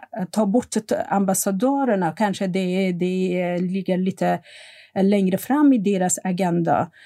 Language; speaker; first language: Swedish; non-native, fluent; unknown